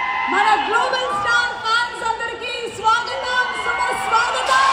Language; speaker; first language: Telugu; native; Telugu